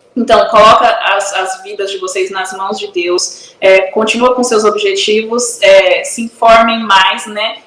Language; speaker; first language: Portuguese; native; Portuguese